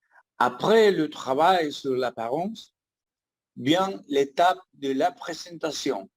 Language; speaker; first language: French; non-native, learner; Spanish